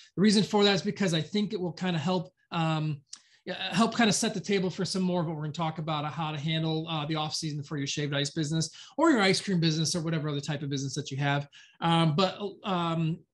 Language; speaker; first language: English; native; English